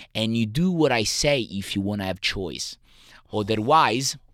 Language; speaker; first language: English; non-native, fluent; Italian